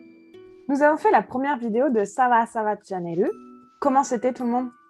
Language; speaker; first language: French; native; French